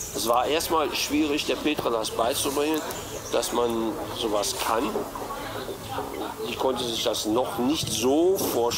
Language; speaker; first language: German; native; German